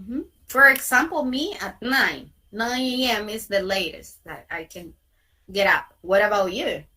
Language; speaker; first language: English; non-native, fluent; Spanish